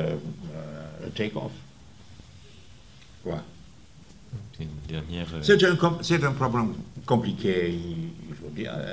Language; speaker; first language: French; non-native, fluent; English